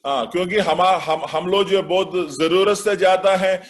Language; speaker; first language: Hindi; non-native, local second language; Malayalam